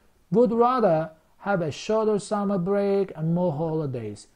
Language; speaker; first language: English; non-native, fluent; Azerbaijani